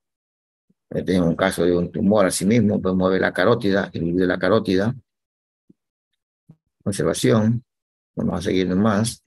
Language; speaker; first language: Spanish; native; Spanish